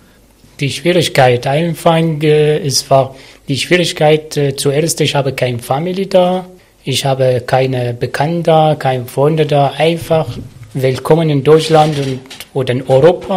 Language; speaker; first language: German; non-native, learner; Arabic